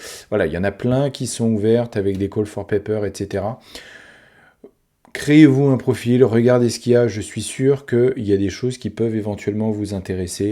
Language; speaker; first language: French; native; French